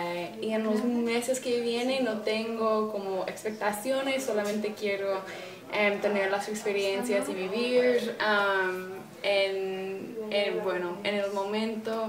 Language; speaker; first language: Spanish; non-native, learner; English